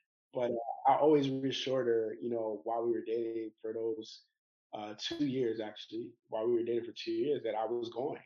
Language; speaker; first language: English; native; English